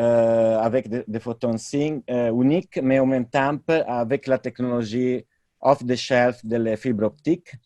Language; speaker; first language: French; non-native, fluent; Italian